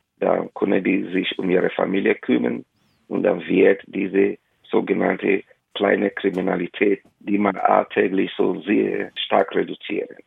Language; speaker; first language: German; non-native, fluent; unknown